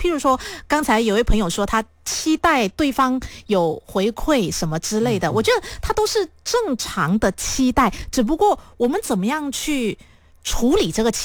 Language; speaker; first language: Chinese; native; Chinese